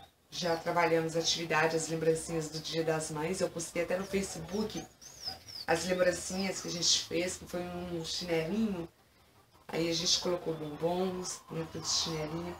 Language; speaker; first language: Portuguese; native; Portuguese